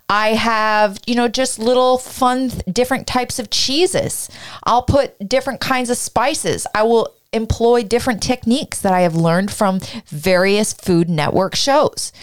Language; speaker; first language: English; native; English